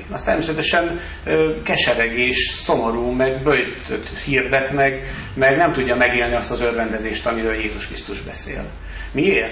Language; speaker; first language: Hungarian; native; Hungarian